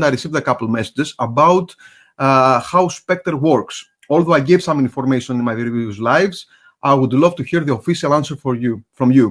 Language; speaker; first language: English; non-native, fluent; Greek